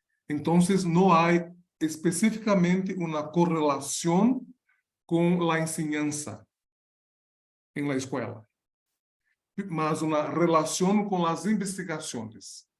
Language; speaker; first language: Spanish; non-native, learner; Portuguese